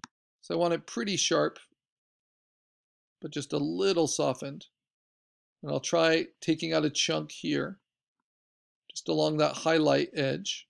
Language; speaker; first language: English; native; English